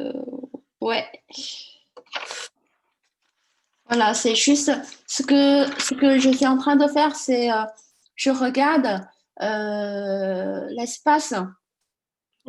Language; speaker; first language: French; non-native, fluent; Chinese